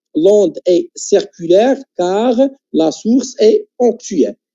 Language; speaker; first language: French; non-native, local second language; Arabic